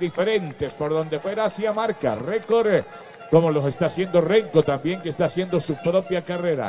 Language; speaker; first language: Spanish; native; Spanish